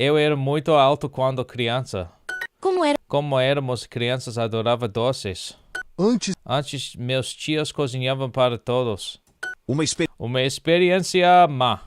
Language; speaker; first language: Portuguese; non-native, learner; English